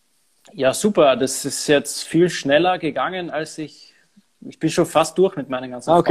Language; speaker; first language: German; native; German